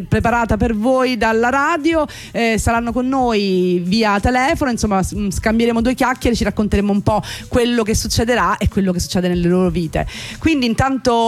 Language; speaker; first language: Italian; native; Italian